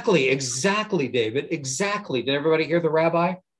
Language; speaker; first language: English; native; English